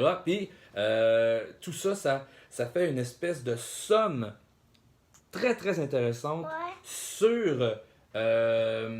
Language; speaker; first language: French; native; French